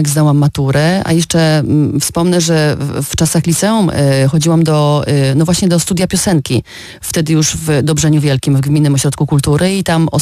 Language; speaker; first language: Polish; native; Polish